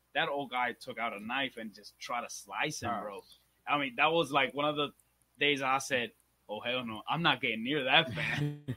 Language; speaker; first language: English; early bilingual, other home language; Spanish